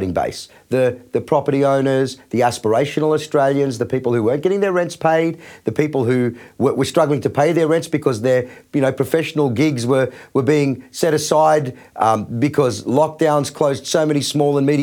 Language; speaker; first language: English; native; English